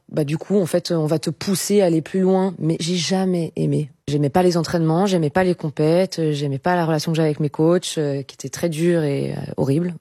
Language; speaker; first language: French; native; French